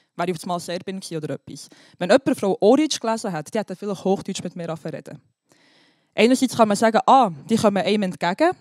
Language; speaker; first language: German; non-native, local second language; Albanian